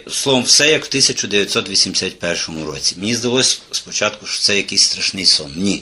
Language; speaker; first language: Ukrainian; native; Ukrainian